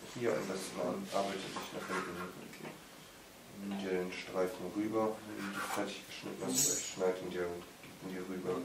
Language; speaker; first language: German; native; German